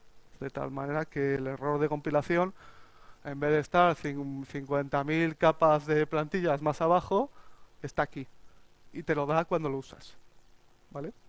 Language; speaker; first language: Spanish; native; Spanish